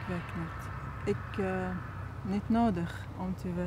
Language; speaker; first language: Dutch; non-native, learner; Arabic